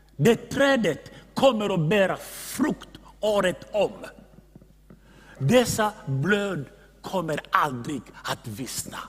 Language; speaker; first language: Swedish; non-native, fluent; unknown